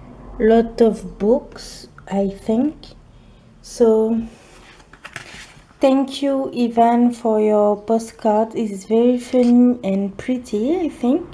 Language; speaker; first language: English; non-native, learner; French